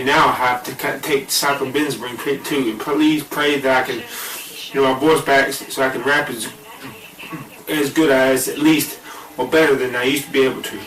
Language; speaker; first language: English; native; English